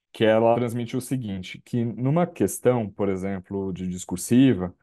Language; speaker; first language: Portuguese; native; Portuguese